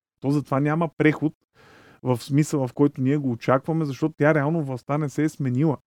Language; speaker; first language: Bulgarian; native; Bulgarian